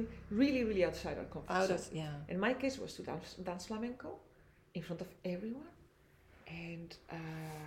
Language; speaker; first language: English; non-native, fluent; Spanish